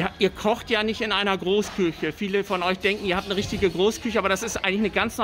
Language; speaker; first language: German; native; German